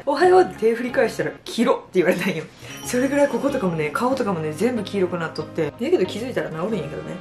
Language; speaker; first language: Japanese; native; Japanese